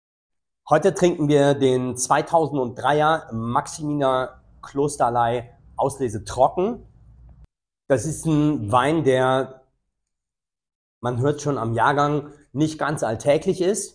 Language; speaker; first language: German; native; German